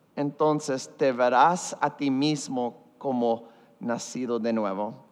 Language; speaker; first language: Spanish; early bilingual, heritage; Spanish